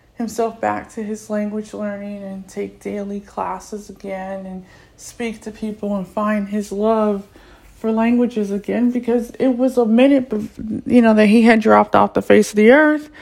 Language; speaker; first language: English; native; English